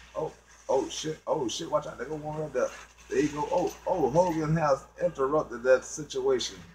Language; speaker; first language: English; native; English